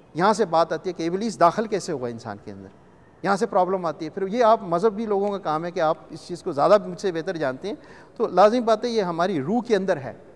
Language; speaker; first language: Urdu; non-native, local second language; Punjabi